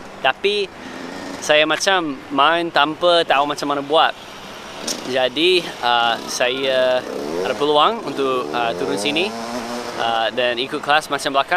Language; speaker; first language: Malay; non-native, fluent; English